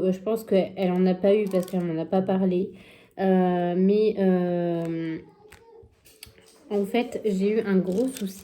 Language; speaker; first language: French; native; French